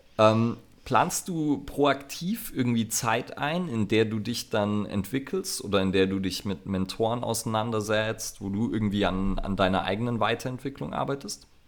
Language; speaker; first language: German; native; German